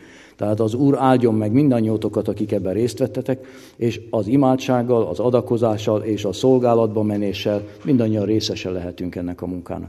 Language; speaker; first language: Hungarian; native; Hungarian